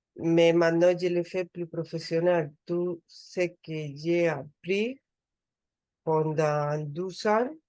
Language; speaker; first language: French; non-native, learner; Spanish